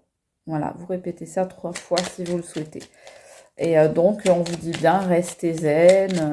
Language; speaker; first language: French; native; French